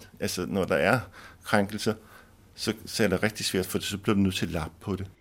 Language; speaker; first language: Danish; native; Danish